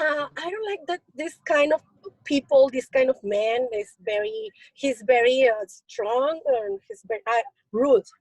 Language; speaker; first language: English; non-native, learner; Spanish